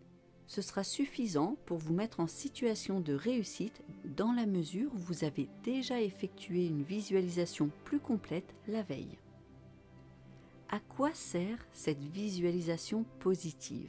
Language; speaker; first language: French; native; French